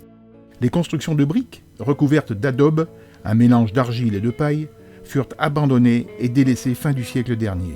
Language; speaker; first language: French; native; French